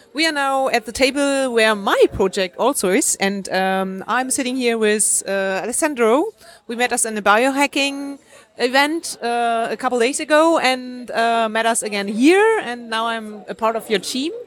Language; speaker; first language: English; non-native, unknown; German